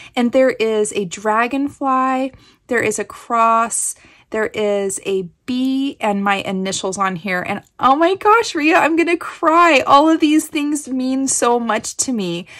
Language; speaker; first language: English; native; English